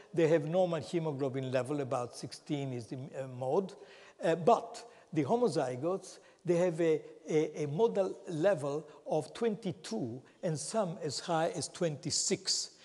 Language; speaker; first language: English; non-native, fluent; Italian